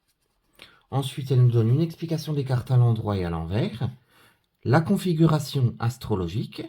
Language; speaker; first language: French; native; French